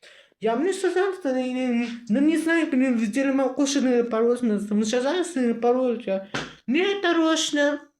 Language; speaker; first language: Russian; non-native, learner; Uzbek